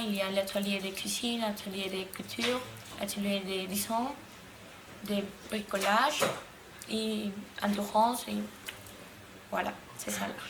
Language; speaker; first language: French; non-native, learner; Spanish